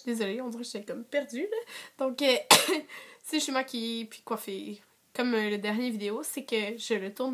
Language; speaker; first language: French; native; French